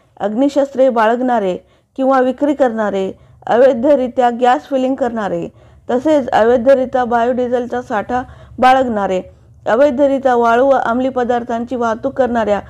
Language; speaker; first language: Marathi; non-native, local second language; Urdu